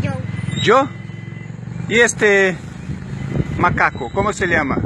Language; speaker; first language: Spanish; non-native, learner; Portuguese